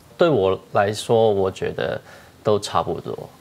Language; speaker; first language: Chinese; non-native, fluent; Cantonese